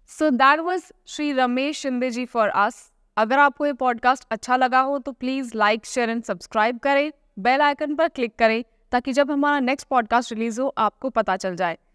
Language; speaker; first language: Hindi; native; Hindi